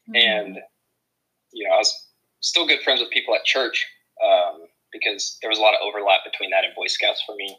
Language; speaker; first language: English; native; English